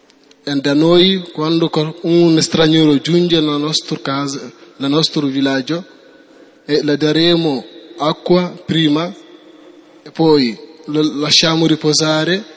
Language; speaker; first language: Italian; non-native, learner; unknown